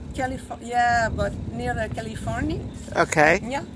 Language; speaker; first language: English; non-native, learner; French